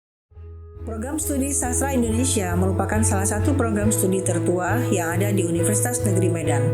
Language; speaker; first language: Indonesian; native; Indonesian